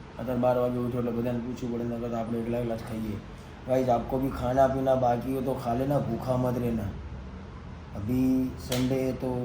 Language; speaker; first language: Gujarati; native; Gujarati